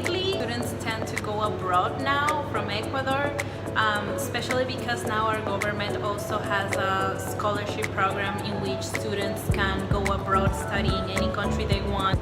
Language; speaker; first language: English; non-native, fluent; Spanish